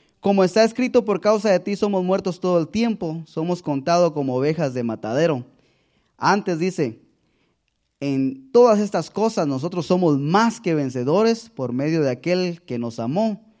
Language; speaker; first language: Spanish; native; Spanish